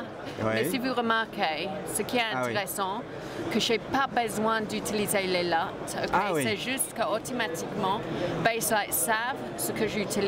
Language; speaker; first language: French; non-native, fluent; English